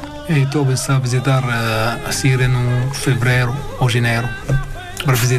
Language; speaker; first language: Portuguese; non-native, learner; Arabic